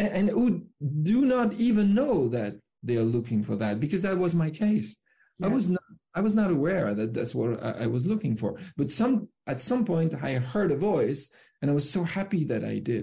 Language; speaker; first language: English; non-native, fluent; French